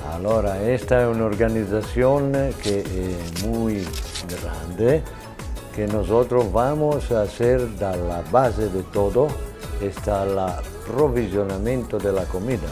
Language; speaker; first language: Spanish; non-native, learner; Italian